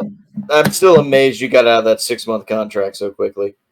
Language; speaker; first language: English; native; English